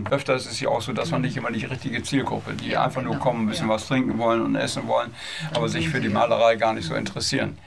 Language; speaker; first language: German; native; German